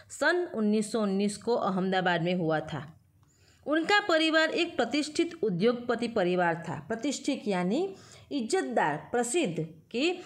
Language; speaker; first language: Hindi; non-native, local second language; Gujarati